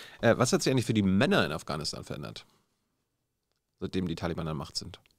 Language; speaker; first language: German; native; German